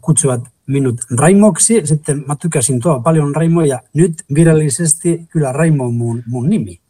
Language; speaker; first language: Finnish; non-native, fluent; Spanish